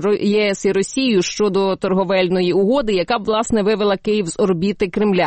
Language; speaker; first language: Ukrainian; native; Ukrainian